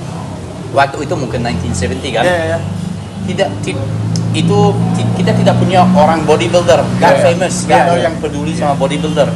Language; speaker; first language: Indonesian; non-native, fluent; English